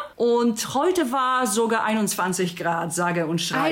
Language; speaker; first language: German; non-native, fluent; Polish